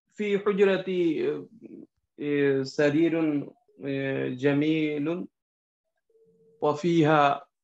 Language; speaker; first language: Arabic; non-native, learner; Bangla